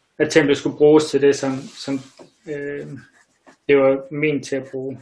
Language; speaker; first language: Danish; native; Danish